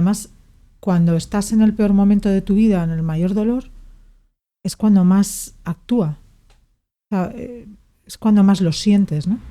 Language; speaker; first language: Spanish; native; Spanish